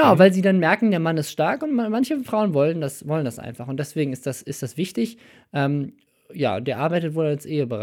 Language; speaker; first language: German; native; German